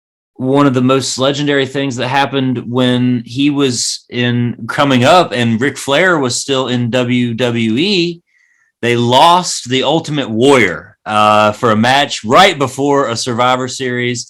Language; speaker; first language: English; native; English